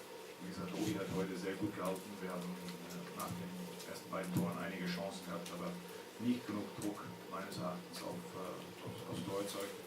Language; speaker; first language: German; native; German